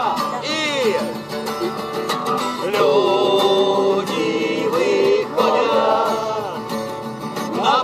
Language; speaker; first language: Russian; native; Russian